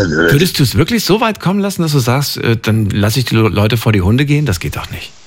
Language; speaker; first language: German; native; German